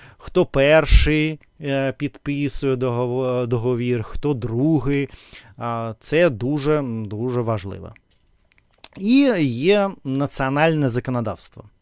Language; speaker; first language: Ukrainian; non-native, learner; Russian